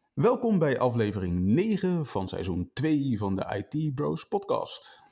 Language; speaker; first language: Dutch; native; Dutch